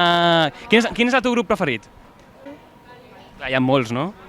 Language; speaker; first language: Catalan; native; Catalan